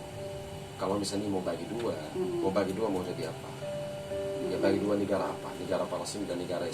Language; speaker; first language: Indonesian; non-native, fluent; Arabic